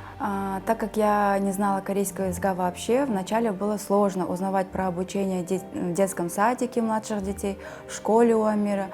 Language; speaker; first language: Russian; non-native, local second language; Kazakh